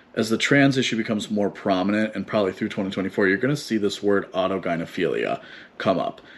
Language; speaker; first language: English; native; English